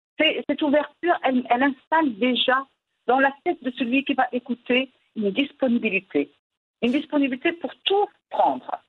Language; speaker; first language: French; non-native, local second language; Arabic